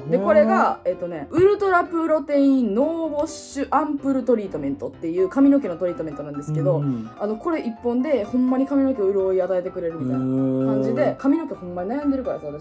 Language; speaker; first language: Japanese; native; Japanese